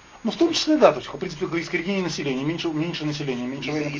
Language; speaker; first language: Russian; native; Russian